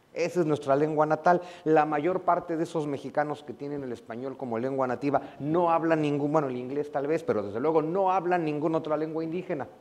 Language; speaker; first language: Spanish; native; Spanish